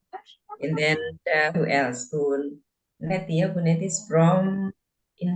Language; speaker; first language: English; non-native, fluent; Indonesian